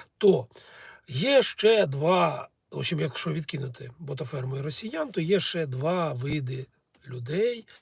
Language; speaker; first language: Ukrainian; non-native, local second language; Russian